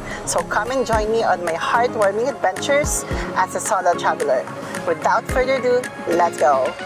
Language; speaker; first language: English; non-native, local second language; Filipino